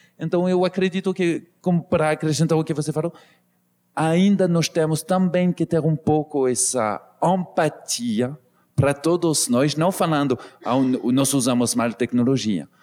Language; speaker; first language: Portuguese; non-native, fluent; French